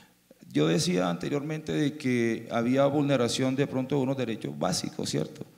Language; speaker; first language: Spanish; native; Spanish